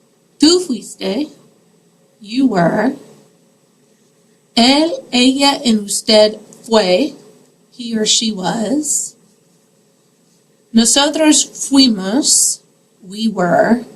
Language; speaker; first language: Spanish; non-native, fluent; English